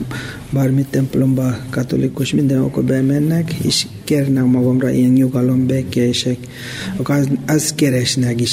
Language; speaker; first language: Hungarian; non-native, learner; Tibetan